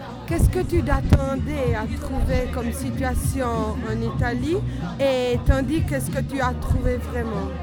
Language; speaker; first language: French; non-native, learner; Italian